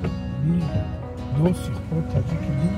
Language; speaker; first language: Russian; non-native, local second language; Tajik